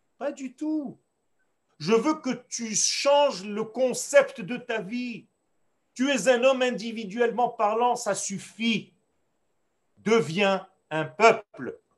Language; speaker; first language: French; non-native, fluent; Hebrew